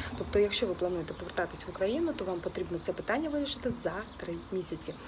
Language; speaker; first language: Ukrainian; native; Ukrainian